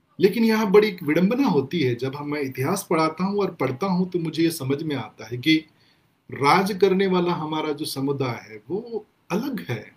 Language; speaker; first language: Hindi; non-native, local second language; Gondi